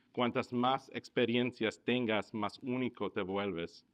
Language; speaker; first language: Spanish; early bilingual, heritage; Spanish